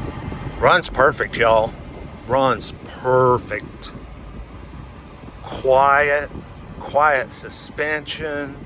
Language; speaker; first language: English; native; English